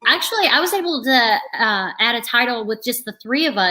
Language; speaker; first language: English; native; English